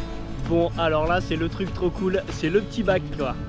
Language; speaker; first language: French; native; French